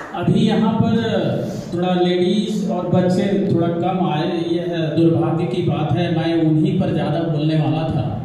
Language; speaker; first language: Hindi; native; Hindi